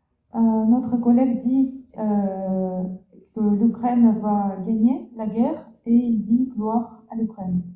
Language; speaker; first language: French; non-native, fluent; Russian